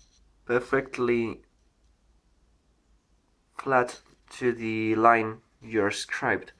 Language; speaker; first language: English; non-native, learner; Spanish